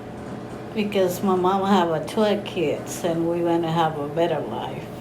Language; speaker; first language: English; non-native, learner; Spanish